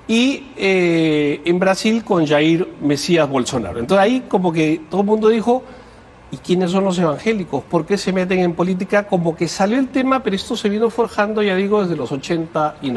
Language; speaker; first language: Spanish; native; Spanish